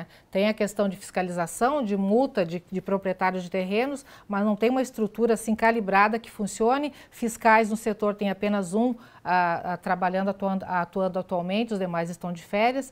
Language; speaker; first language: Portuguese; native; Portuguese